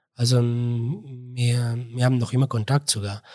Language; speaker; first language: German; non-native, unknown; Arabic